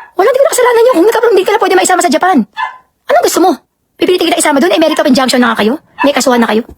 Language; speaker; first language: Filipino; native; Filipino